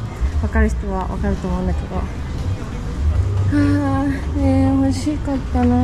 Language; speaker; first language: Japanese; native; Japanese